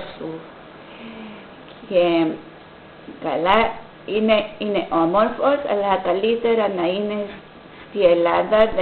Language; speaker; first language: Greek; non-native, learner; English